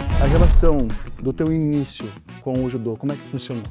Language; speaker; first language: Portuguese; native; Portuguese